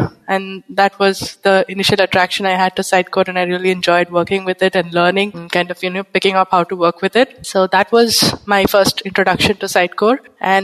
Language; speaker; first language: English; non-native, local second language; Bangla